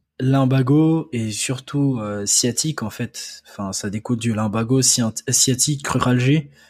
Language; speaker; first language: French; early bilingual, other home language; Akan